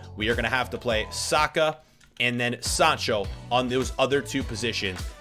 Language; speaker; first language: English; native; English